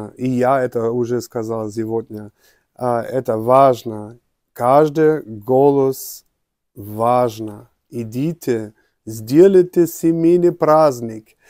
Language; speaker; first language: Russian; non-native, learner; German